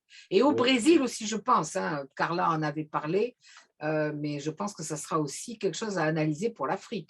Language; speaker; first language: French; native; French